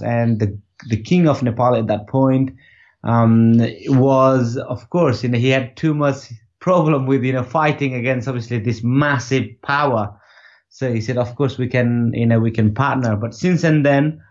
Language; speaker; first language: English; non-native, local second language; Nepali